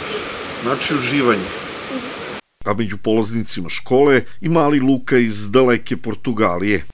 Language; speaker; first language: Serbian; native; Serbian